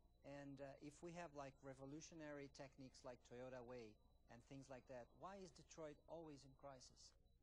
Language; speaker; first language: English; non-native, fluent; Portuguese